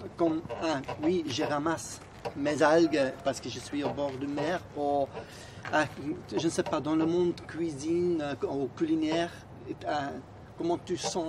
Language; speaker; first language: French; non-native, fluent; Spanish